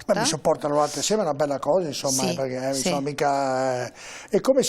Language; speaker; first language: Italian; native; Italian